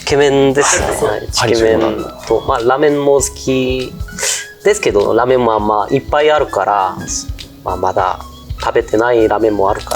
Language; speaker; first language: Japanese; non-native, fluent; Korean